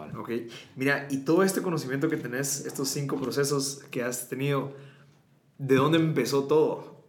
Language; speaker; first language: Spanish; native; Spanish